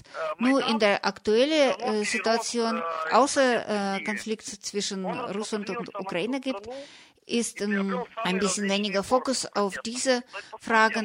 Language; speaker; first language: German; non-native, fluent; Russian